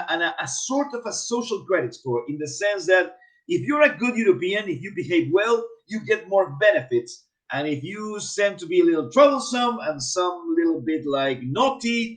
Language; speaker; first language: English; non-native, fluent; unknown